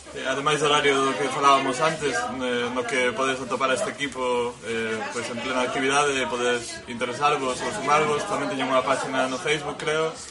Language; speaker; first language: Galician; native; Galician